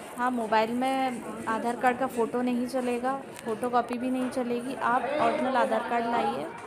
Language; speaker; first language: Hindi; native; Hindi